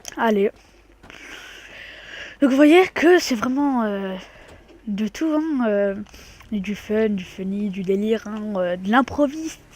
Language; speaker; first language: French; native; French